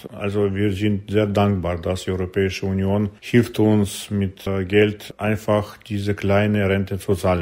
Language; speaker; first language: German; non-native, learner; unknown